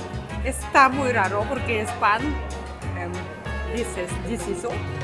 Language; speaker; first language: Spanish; non-native, fluent; Russian